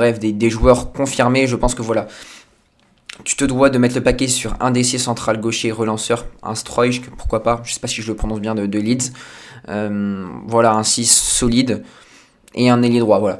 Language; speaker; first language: French; native; French